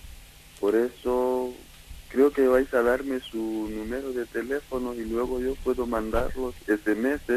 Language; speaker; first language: Spanish; non-native, fluent; Kikuyu